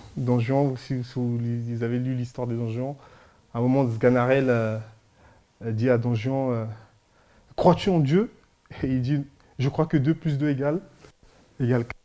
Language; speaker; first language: French; early bilingual, other home language; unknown